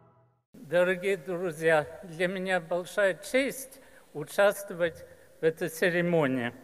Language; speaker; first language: Russian; early bilingual, heritage; English